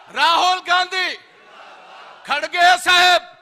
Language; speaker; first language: Hindi; non-native, local second language; Punjabi